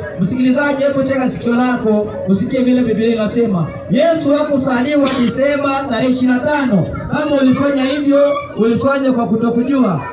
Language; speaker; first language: Swahili; non-native, local second language; Gusii